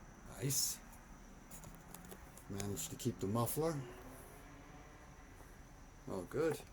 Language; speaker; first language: English; native; English